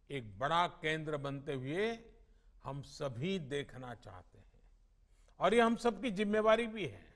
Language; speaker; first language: Hindi; non-native, local second language; Gujarati